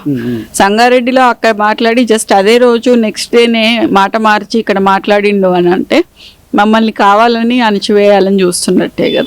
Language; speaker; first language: Telugu; native; Telugu